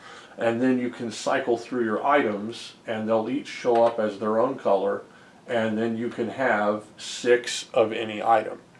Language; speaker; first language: English; native; English